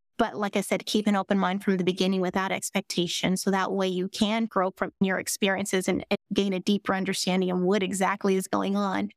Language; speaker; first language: English; native; English